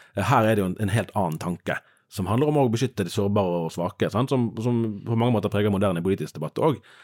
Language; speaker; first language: Norwegian; native; Norwegian